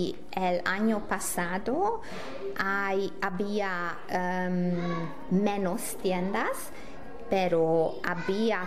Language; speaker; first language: Spanish; non-native, learner; English